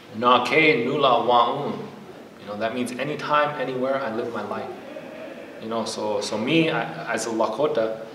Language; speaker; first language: English; native; English